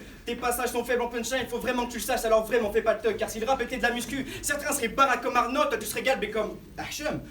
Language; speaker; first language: French; native; French